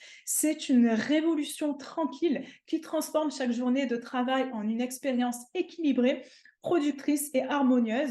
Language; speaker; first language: French; native; French